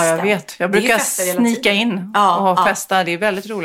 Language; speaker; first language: Swedish; native; Swedish